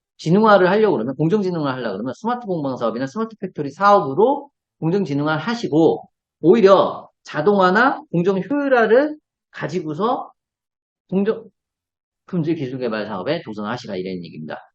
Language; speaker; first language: Korean; native; Korean